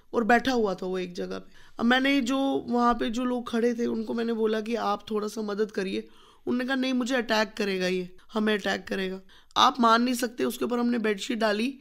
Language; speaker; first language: Hindi; native; Hindi